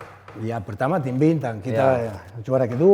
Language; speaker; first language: Indonesian; non-native, fluent; Spanish